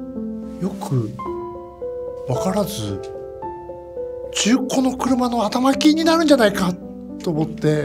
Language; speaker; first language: Japanese; native; Japanese